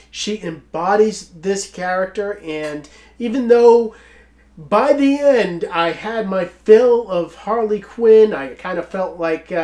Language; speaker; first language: English; native; English